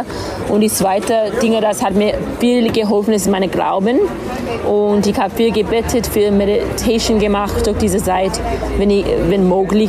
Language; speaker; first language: German; non-native, learner; English